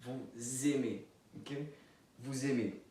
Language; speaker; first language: French; non-native, fluent; Portuguese